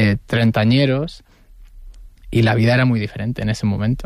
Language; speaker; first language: Spanish; native; Spanish